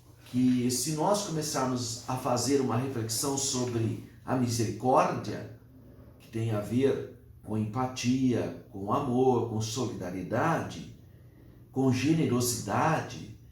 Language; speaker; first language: Portuguese; native; Portuguese